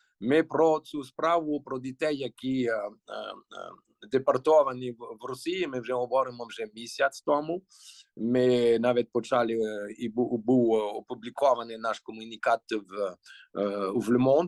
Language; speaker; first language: Ukrainian; early bilingual, heritage; Ukrainian